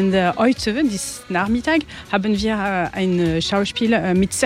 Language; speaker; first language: German; non-native, learner; French